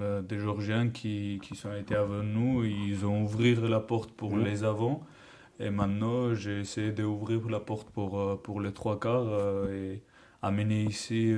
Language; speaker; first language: French; non-native, learner; Georgian